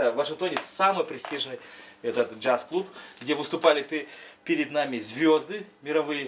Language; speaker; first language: Russian; non-native, local second language; Kyrgyz